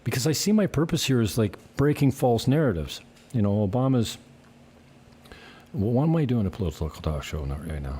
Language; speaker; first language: English; native; English